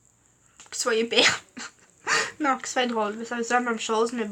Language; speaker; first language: French; native; French